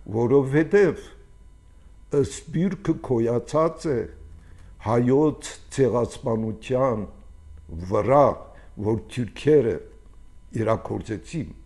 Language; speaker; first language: Armenian; early bilingual, heritage; Armenian